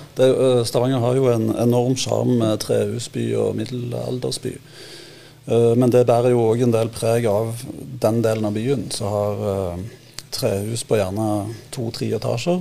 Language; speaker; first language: Norwegian; native; Norwegian